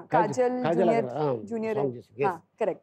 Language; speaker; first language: Telugu; non-native, learner; Sindhi